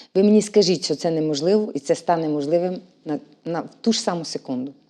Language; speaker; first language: Ukrainian; native; Ukrainian